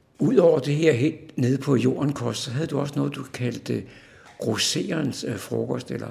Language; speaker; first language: Danish; native; Danish